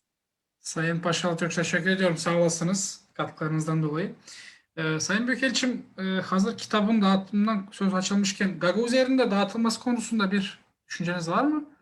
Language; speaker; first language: Turkish; native; Turkish